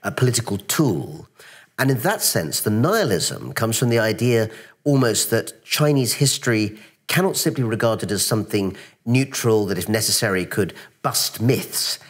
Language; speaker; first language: English; native; English